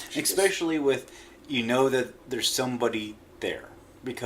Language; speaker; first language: English; native; English